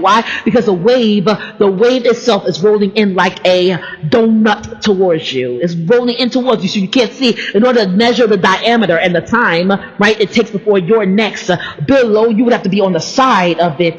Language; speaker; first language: English; native; English